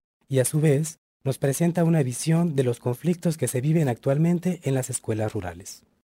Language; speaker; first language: Spanish; native; Spanish